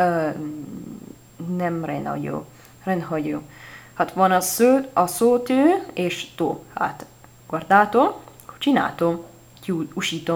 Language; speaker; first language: Hungarian; non-native, learner; Italian